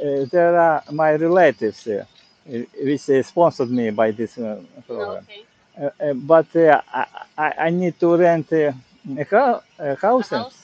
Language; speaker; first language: English; non-native, learner; Ukrainian